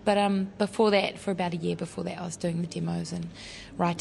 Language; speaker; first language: English; native; English